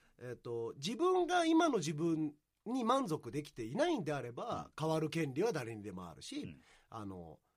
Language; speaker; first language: Japanese; native; Japanese